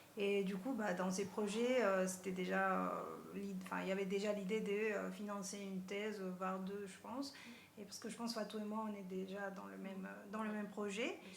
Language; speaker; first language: French; non-native, fluent; Spanish